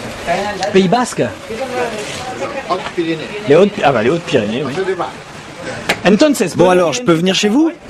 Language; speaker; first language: French; native; French